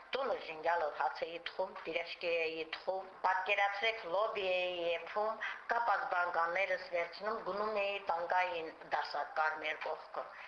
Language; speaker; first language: Armenian; native; Armenian